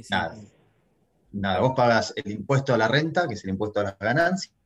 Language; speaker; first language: Spanish; native; Spanish